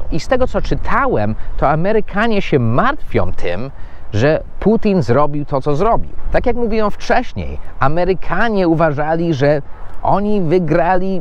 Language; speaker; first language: Polish; non-native, fluent; English